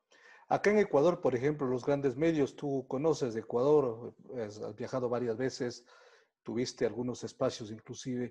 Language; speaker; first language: Spanish; native; Spanish